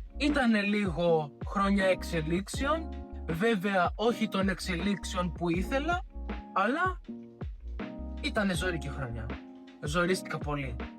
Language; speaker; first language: Greek; early bilingual, other home language; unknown